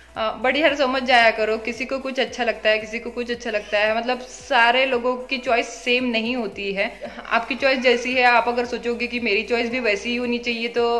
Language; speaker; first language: Hindi; non-native, local second language; Marathi